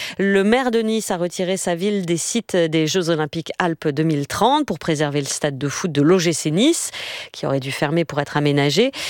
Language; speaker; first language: French; native; French